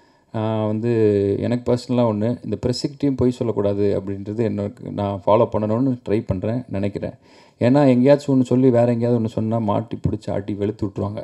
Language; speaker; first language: Tamil; native; Tamil